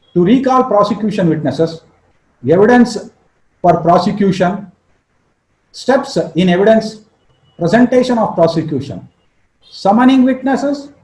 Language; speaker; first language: English; non-native, local second language; Kannada